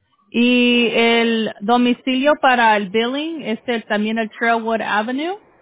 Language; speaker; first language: Spanish; early bilingual, heritage; Spanish